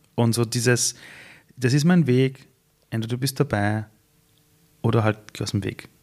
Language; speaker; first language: German; early bilingual, other home language; Persian